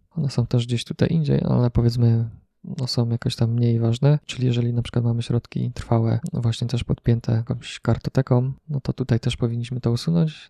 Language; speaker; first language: Polish; native; Polish